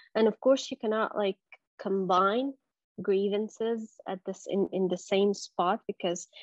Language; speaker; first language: English; non-native, fluent; Arabic